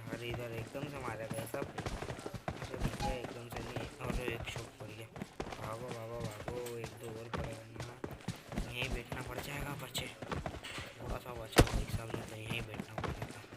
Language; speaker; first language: Hindi; native; Hindi